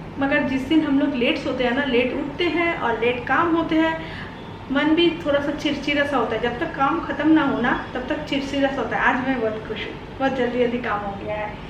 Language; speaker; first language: Hindi; non-native, local second language; Bangla